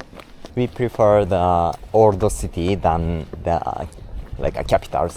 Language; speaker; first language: English; non-native, learner; Japanese